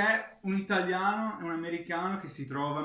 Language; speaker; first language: Italian; early bilingual, heritage; English